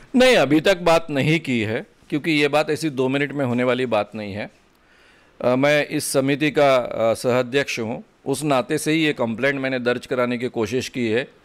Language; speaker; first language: Hindi; non-native, local second language; Marathi